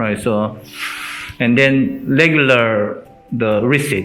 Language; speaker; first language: English; non-native, learner; Korean